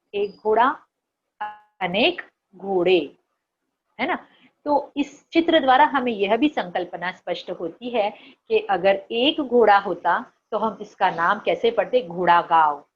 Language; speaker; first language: Hindi; non-native, local second language; Marathi